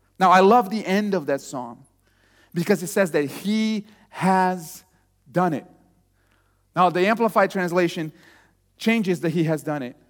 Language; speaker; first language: English; non-native, fluent; Portuguese